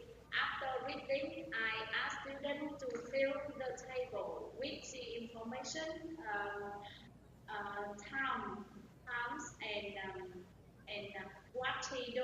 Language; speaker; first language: English; non-native, learner; Vietnamese